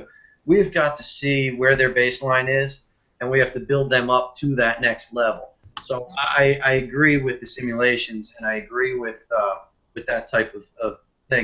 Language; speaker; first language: English; native; English